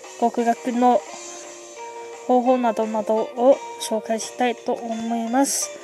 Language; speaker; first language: Japanese; non-native, learner; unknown